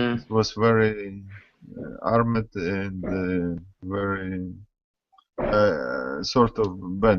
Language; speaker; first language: English; non-native, learner; Russian